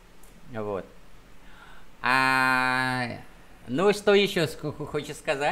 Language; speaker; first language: Russian; non-native, fluent; Vietnamese